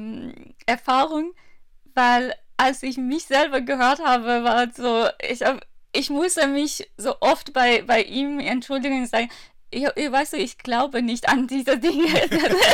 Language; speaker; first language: German; non-native, fluent; Persian